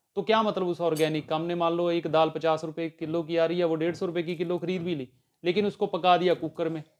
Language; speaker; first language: Hindi; native; Hindi